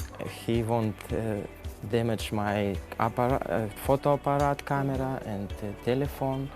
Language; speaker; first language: English; non-native, learner; Russian